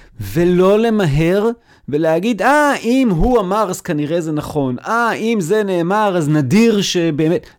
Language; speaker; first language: Hebrew; native; Hebrew